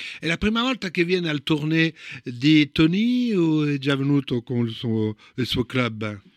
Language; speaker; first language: Italian; early bilingual, heritage; Italian